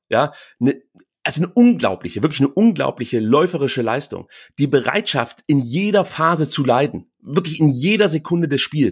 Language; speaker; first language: German; native; German